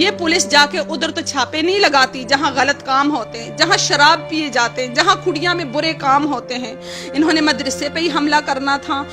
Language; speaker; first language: Urdu; non-native, local second language; Pashto